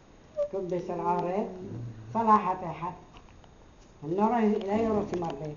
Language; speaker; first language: Hebrew; non-native, learner; Arabic